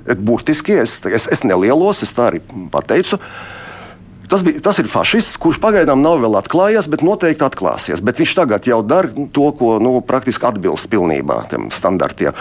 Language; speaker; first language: Latvian; non-native, local second language; Russian